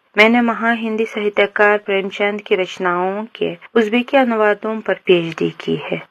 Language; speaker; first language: Hindi; non-native, fluent; Uzbek